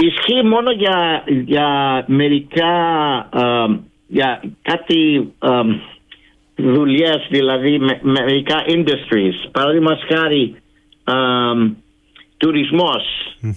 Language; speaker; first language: Greek; early bilingual, heritage; Greek